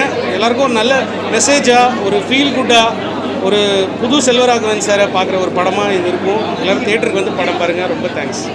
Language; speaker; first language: Tamil; native; Tamil